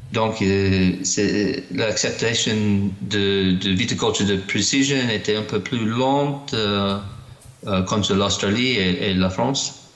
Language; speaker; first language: French; non-native, learner; English